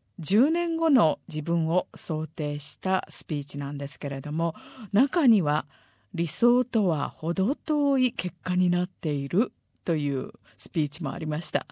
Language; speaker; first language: Japanese; native; Japanese